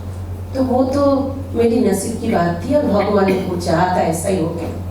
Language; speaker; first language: Hindi; non-native, local second language; Bangla